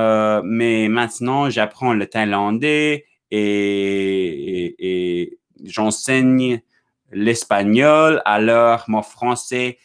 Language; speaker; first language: French; non-native, learner; English